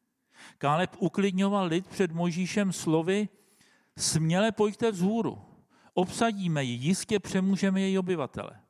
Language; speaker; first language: Czech; native; Czech